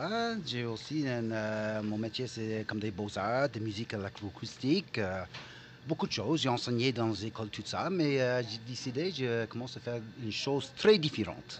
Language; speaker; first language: French; non-native, local second language; English